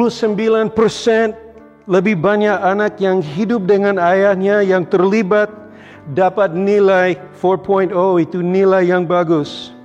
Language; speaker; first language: Indonesian; non-native, local second language; English